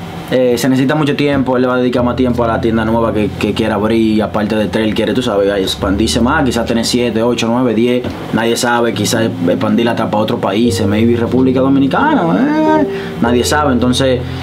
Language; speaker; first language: Spanish; native; Spanish